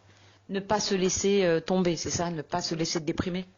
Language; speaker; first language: French; native; French